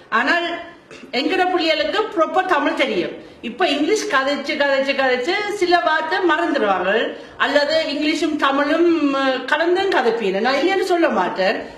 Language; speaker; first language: Tamil; non-native, fluent; German